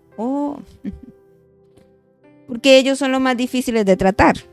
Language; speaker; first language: Spanish; native; Spanish